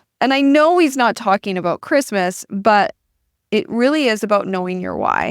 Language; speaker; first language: English; native; English